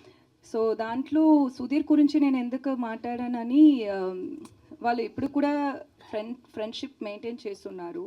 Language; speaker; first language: Telugu; non-native, learner; Tamil